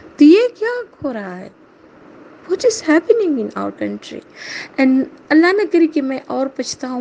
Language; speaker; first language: Urdu; native; Urdu